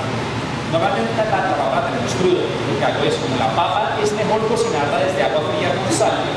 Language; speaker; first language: Spanish; native; Spanish